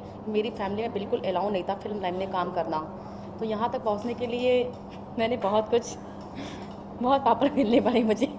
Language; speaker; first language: Hindi; native; Hindi